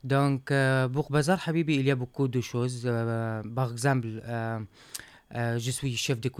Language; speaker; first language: French; non-native, learner; Arabic